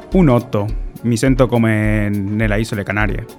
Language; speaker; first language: Italian; non-native, learner; Spanish